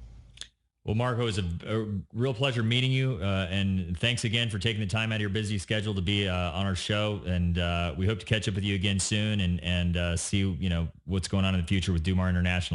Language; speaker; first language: English; native; English